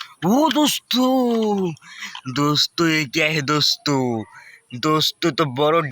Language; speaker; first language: Hindi; native; Hindi